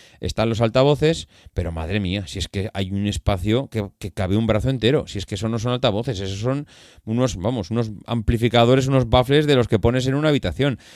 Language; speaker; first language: Spanish; native; Spanish